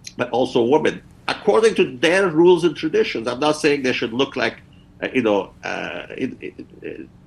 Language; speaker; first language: English; early bilingual, other home language; Persian